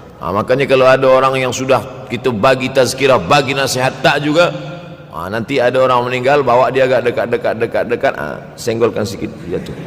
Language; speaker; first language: Malay; native; Malay